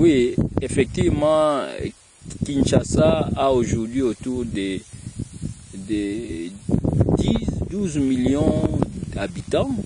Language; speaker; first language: French; non-native, local second language; Kongo